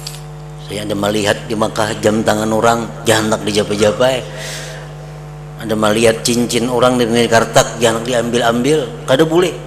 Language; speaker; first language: Indonesian; non-native, local second language; Banjar